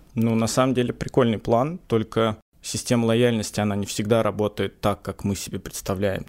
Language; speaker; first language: Russian; native; Russian